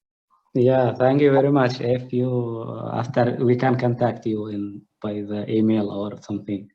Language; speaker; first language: English; non-native, learner; Arabic